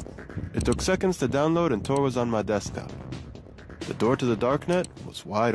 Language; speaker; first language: English; non-native, fluent; Hebrew